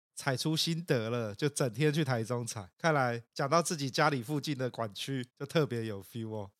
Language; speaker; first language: Chinese; native; Chinese